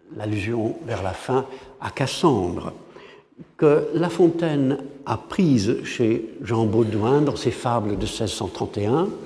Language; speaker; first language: French; non-native, fluent; English